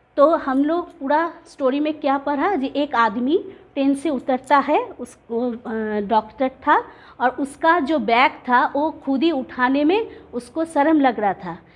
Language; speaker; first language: Hindi; non-native, local second language; Bangla